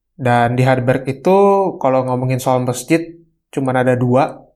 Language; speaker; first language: Indonesian; native; Indonesian